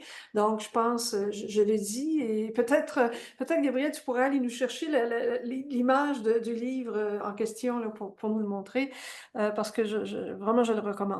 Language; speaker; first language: French; native; French